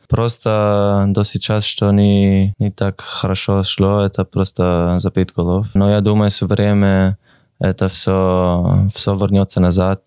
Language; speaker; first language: Russian; non-native, learner; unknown